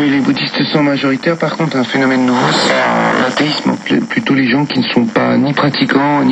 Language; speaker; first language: French; native; French